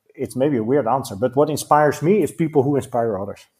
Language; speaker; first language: English; non-native, fluent; Dutch